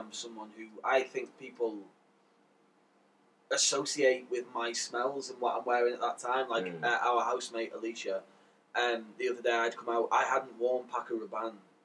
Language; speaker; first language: English; native; English